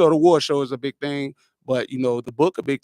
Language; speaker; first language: English; native; English